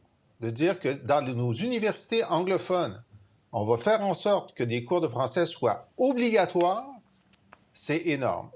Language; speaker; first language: French; native; French